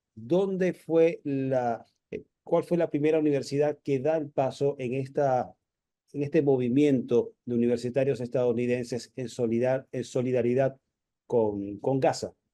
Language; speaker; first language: Spanish; native; Spanish